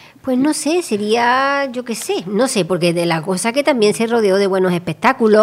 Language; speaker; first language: Spanish; native; Spanish